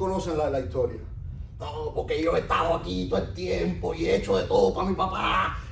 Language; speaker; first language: Spanish; native; Spanish